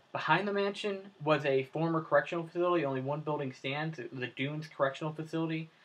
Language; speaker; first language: English; native; English